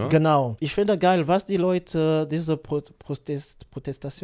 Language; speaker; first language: German; non-native, learner; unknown